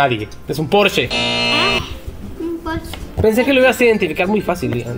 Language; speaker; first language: Spanish; native; Spanish